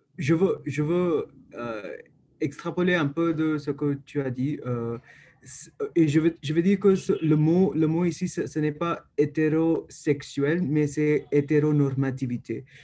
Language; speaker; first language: French; non-native, learner; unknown